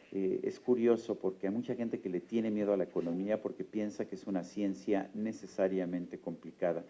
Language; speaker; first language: Spanish; native; Spanish